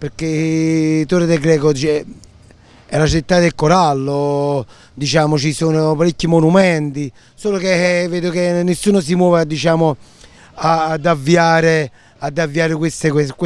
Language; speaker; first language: Italian; native; Italian